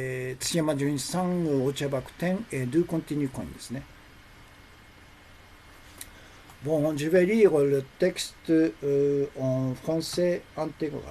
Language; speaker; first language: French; non-native, learner; Japanese